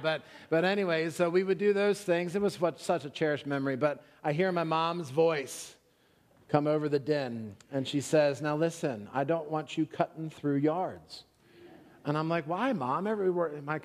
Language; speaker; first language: English; native; English